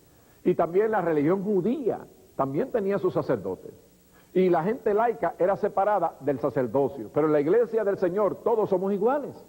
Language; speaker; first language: Spanish; native; Spanish